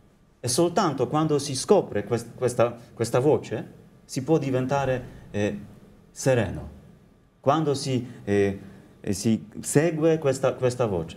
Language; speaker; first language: Italian; non-native, learner; Polish